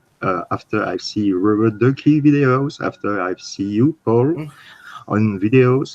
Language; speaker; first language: English; non-native, learner; French